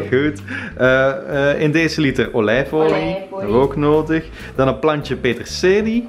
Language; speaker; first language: Dutch; native; Dutch